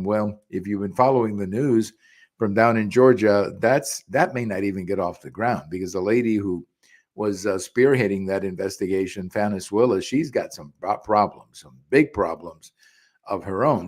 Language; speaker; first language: English; early bilingual, other home language; Spanish